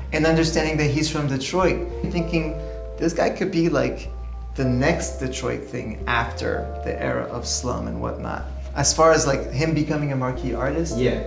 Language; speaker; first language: English; native; English